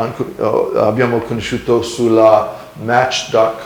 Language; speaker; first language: Italian; non-native, learner; English